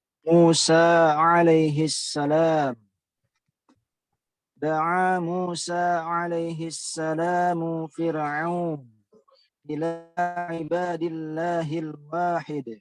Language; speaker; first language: Arabic; non-native, learner; Indonesian